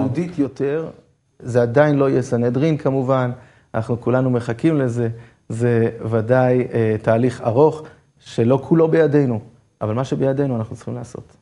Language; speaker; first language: Hebrew; native; Hebrew